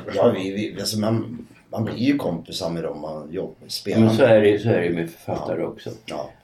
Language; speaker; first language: Swedish; native; Swedish